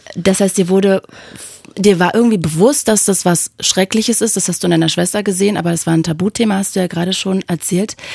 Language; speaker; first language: German; native; German